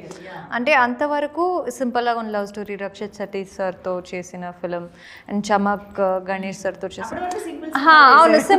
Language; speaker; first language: Telugu; non-native, learner; Kannada